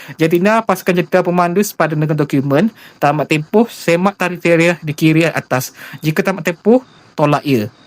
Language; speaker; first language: Malay; native; Malay